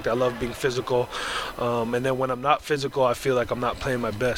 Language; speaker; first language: English; native; English